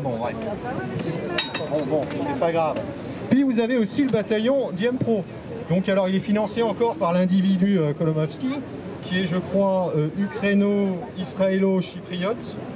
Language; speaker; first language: French; native; French